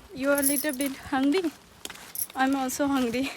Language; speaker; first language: English; non-native, learner; Nepali